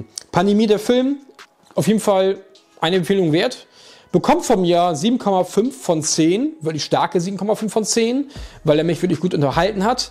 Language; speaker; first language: German; native; German